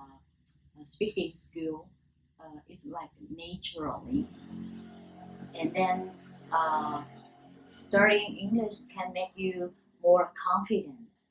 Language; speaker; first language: English; non-native, learner; Vietnamese